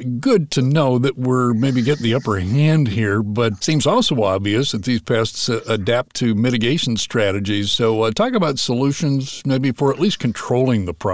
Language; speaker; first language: English; native; English